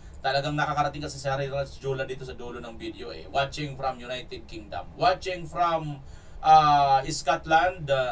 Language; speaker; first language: Filipino; non-native, local second language; Cebuano